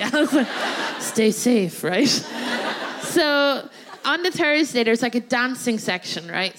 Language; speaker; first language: English; native; English